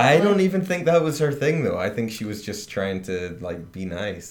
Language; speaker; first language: English; native; English